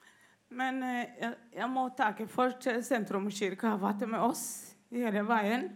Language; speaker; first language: Norwegian; non-native, learner; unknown